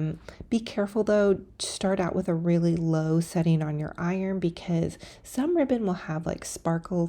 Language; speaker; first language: English; native; English